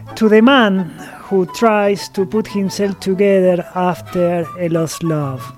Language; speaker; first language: English; non-native, fluent; Spanish